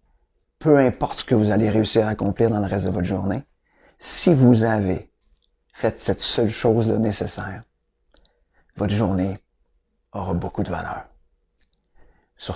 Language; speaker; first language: French; native; French